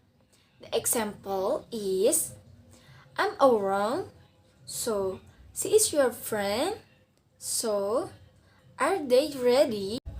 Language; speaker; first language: English; non-native, learner; Indonesian